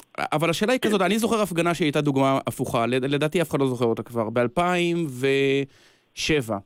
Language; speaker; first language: Hebrew; native; Hebrew